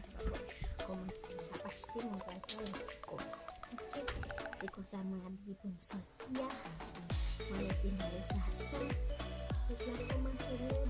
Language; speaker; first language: French; non-native, learner; Haitian Creole